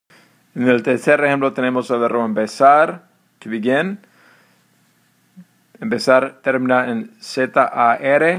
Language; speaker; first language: Spanish; non-native, fluent; English